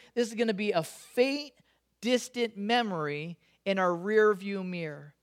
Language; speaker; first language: English; native; English